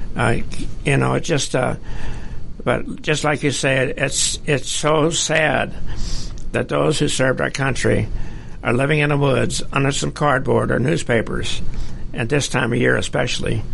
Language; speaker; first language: English; native; English